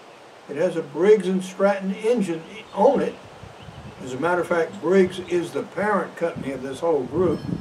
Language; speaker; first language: English; native; English